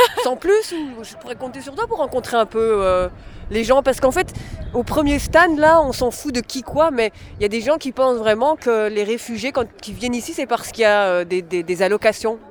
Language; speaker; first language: French; native; French